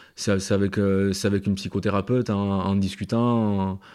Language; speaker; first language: French; native; French